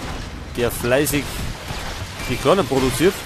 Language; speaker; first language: German; native; German